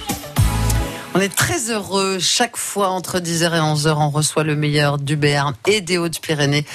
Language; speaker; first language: French; native; French